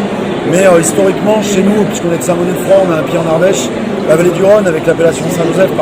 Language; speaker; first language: French; native; French